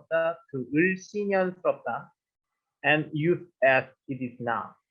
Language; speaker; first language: English; non-native, learner; Korean